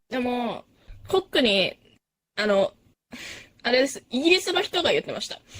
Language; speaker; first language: Japanese; early bilingual, other home language; Chinese